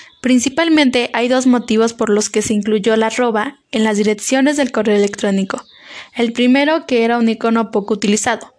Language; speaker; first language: Spanish; native; Spanish